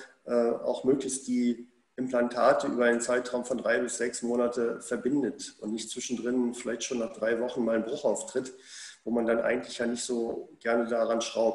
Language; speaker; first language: German; native; German